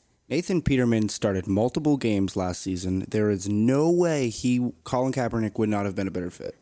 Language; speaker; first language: English; native; English